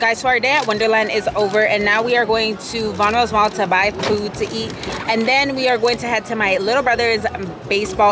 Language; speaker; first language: English; early bilingual, other home language; French